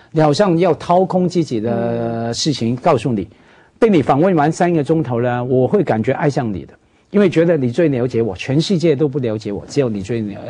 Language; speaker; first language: Chinese; non-native, local second language; Cantonese